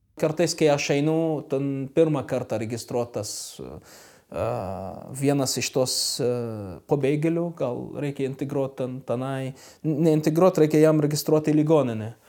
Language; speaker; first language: Lithuanian; non-native, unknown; Arabic